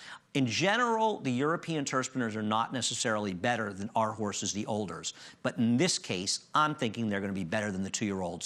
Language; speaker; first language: English; native; English